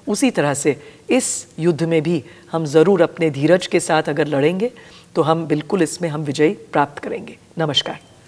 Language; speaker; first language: Hindi; non-native, local second language; Gujarati